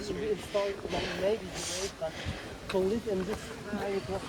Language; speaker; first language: English; non-native, learner; German